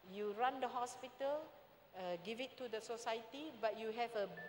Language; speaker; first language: English; non-native, local second language; Malay